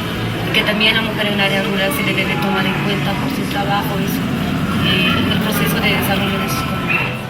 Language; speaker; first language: Spanish; native; Spanish